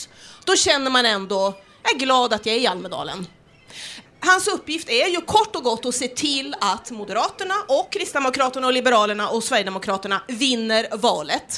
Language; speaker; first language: Swedish; native; Swedish